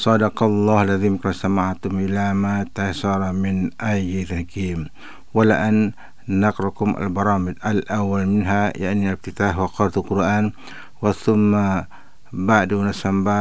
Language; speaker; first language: Arabic; non-native, fluent; Indonesian